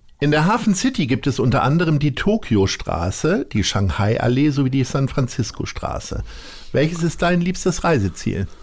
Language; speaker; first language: German; native; German